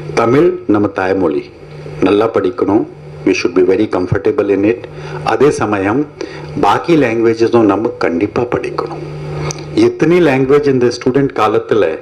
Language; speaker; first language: Tamil; non-native, fluent; Hindi